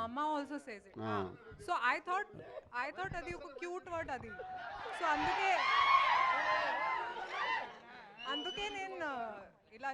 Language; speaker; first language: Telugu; non-native, learner; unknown